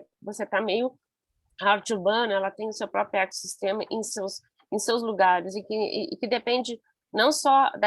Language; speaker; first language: Portuguese; non-native, learner; Spanish